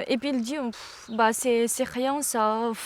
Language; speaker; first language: French; non-native, learner; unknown